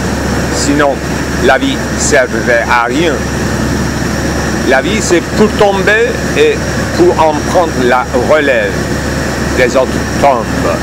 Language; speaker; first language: French; non-native, fluent; Turkish